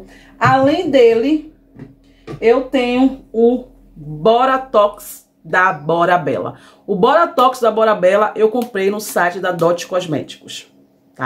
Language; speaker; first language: Portuguese; native; Portuguese